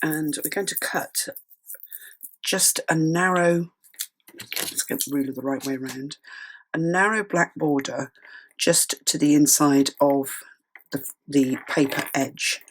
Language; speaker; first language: English; native; English